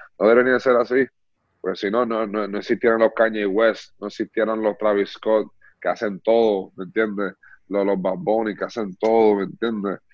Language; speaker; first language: Spanish; early bilingual, heritage; Spanish